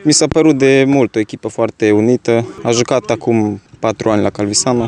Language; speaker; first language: Romanian; early bilingual, heritage; Romanian